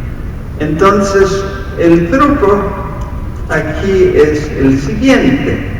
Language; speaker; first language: Spanish; non-native, fluent; English